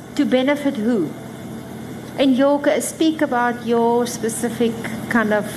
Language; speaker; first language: English; non-native, local second language; Afrikaans